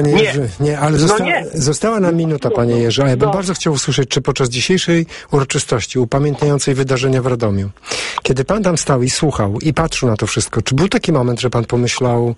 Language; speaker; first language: Polish; native; Polish